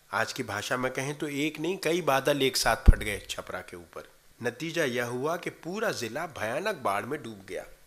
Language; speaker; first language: Hindi; native; Hindi